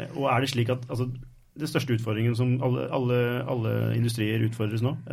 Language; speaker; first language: Norwegian; native; Norwegian